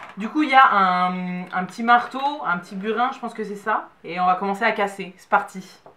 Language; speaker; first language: French; native; French